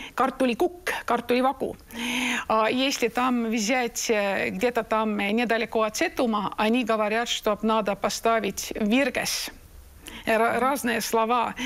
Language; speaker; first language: Russian; non-native, learner; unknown